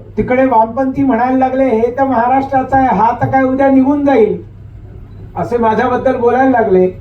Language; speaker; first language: Marathi; native; Marathi